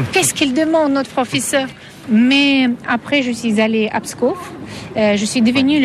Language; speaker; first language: French; non-native, fluent; Russian